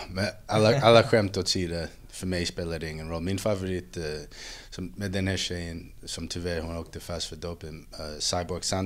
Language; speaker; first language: Swedish; non-native, fluent; English